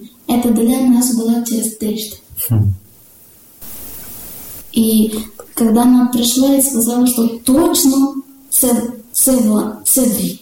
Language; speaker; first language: Ukrainian; non-native, learner; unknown